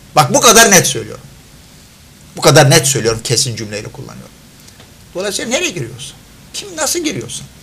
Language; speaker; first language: Turkish; non-native, fluent; Arabic